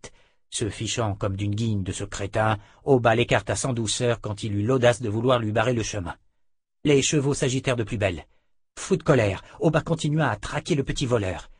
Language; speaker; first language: French; native; French